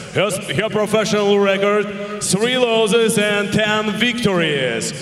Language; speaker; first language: English; non-native, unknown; Ukrainian